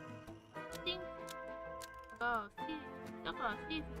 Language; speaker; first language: Japanese; non-native, learner; Chinese